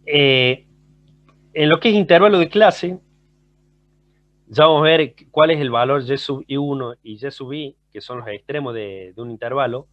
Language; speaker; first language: Spanish; native; Spanish